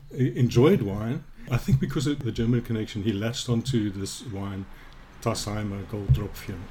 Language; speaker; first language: English; native; English